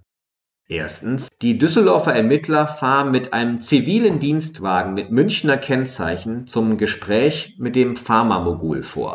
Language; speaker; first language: German; native; German